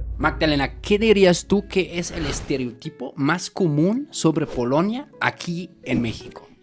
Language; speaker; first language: Spanish; non-native, fluent; German